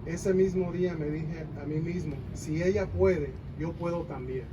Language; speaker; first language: Spanish; early bilingual, heritage; Spanish